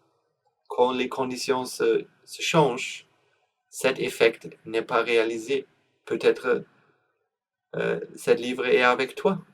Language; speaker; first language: French; non-native, learner; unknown